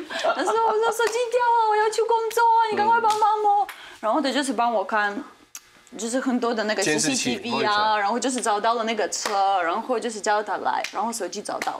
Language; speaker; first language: Chinese; non-native, fluent; French